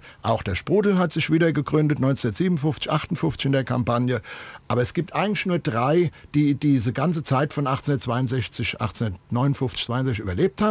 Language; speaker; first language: German; native; German